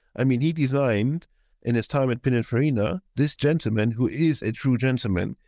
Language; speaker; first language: English; non-native, fluent; German